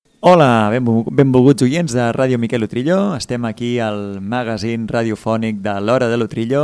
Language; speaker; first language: Catalan; native; Catalan